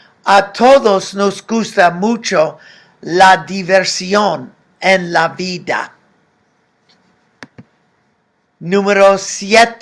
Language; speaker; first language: Spanish; non-native, fluent; English